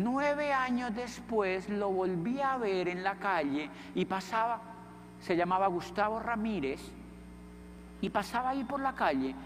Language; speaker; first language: Spanish; native; Spanish